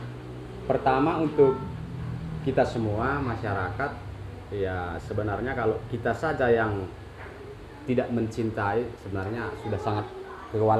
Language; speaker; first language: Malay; non-native, local second language; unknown